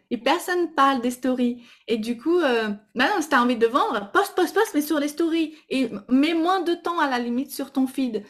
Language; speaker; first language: French; non-native, fluent; Portuguese